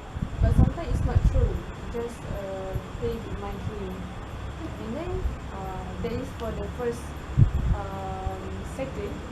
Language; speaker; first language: English; non-native, learner; Malay